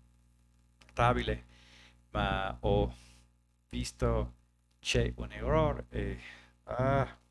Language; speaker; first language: Italian; non-native, learner; English